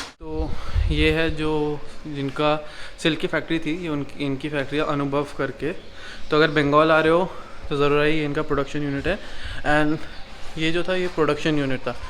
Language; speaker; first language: Hindi; non-native, local second language; Bangla